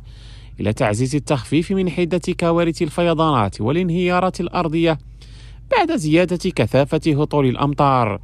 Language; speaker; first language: Arabic; non-native, fluent; Indonesian